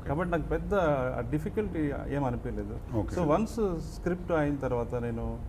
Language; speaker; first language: Telugu; native; Telugu